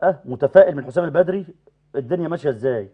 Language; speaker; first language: Arabic; native; Arabic